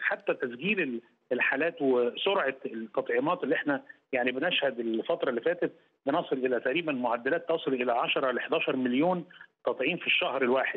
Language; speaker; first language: Arabic; native; Arabic